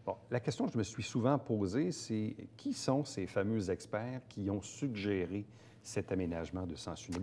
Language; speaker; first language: French; native; French